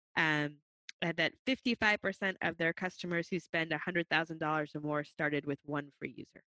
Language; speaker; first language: English; native; English